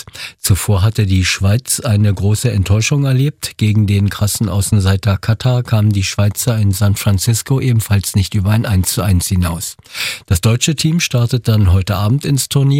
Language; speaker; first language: German; native; German